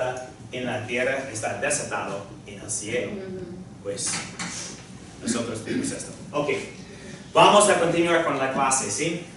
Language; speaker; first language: Spanish; non-native, fluent; English